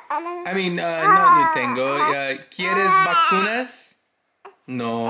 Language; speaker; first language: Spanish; non-native, learner; English